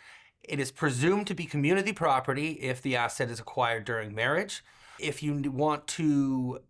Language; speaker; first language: English; native; English